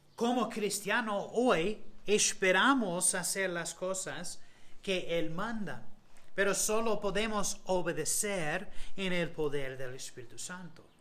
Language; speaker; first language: Spanish; non-native, fluent; English